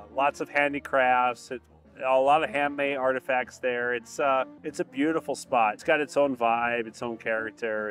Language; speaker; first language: English; native; English